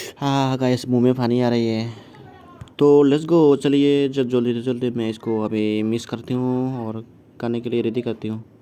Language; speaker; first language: Hindi; non-native, local second language; Santali